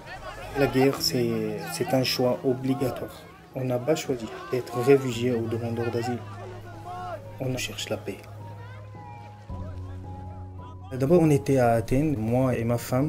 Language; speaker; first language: French; non-native, fluent; Arabic